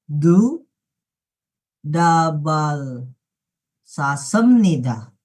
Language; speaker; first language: Korean; non-native, learner; Indonesian